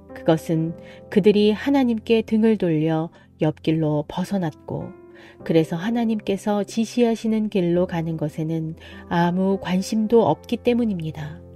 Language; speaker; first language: Korean; native; Korean